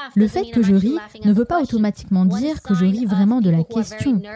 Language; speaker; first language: French; non-native, fluent; Greek